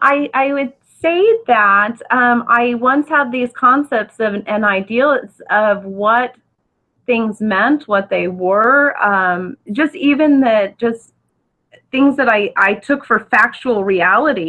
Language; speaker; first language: English; native; English